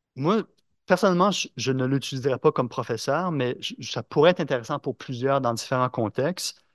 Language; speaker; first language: French; native; French